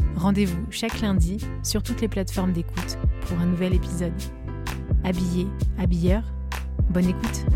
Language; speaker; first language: French; native; French